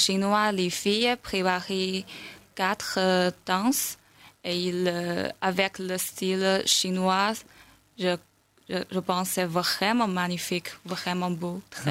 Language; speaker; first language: French; non-native, learner; Chinese